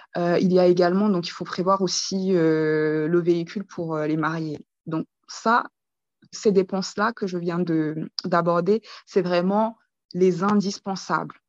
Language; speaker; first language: French; early bilingual, other home language; Kinyarwanda